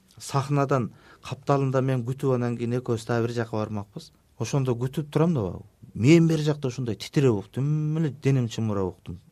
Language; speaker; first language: Kyrgyz; native; Kyrgyz